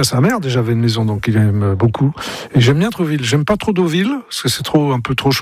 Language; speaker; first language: French; native; French